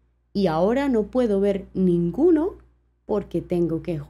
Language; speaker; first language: Spanish; non-native, fluent; French